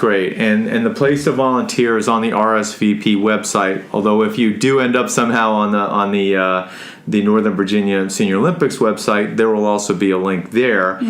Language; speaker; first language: English; native; English